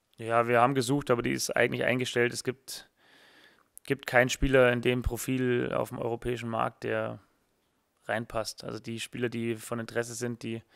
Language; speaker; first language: German; native; German